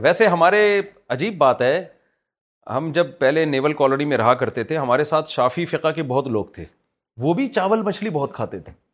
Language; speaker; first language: Urdu; native; Urdu